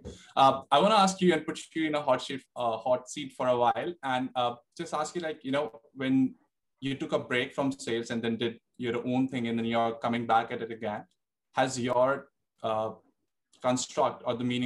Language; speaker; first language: English; non-native, local second language; Hindi